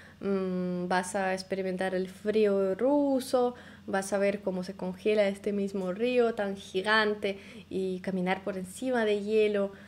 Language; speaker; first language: Spanish; non-native, fluent; Russian